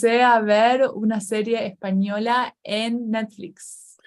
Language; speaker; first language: Spanish; native; Spanish